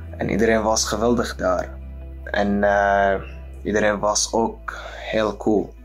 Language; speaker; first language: Dutch; non-native, learner; Arabic